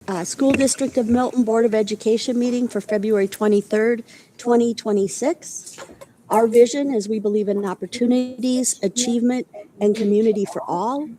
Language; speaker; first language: English; native; English